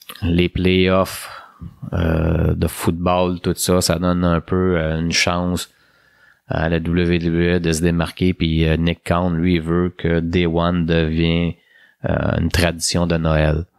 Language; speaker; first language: French; native; French